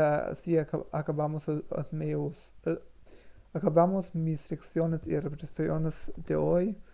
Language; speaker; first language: Portuguese; non-native, learner; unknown